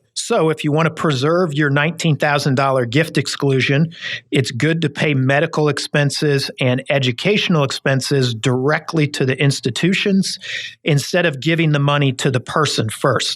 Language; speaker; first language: English; native; English